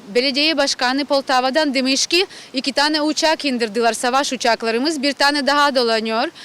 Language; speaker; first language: Turkish; non-native, learner; Ukrainian